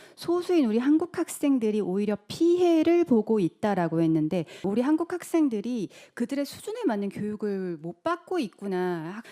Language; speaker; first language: Korean; native; Korean